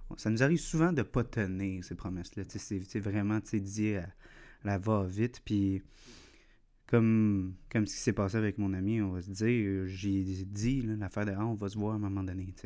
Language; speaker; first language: French; native; French